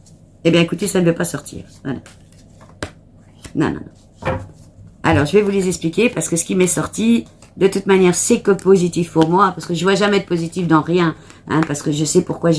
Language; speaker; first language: French; native; French